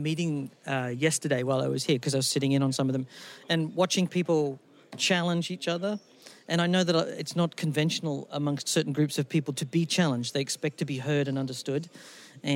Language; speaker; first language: English; native; English